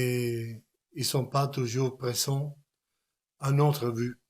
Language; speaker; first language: French; non-native, fluent; Spanish